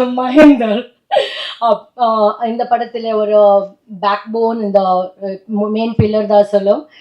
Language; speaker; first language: Tamil; non-native, learner; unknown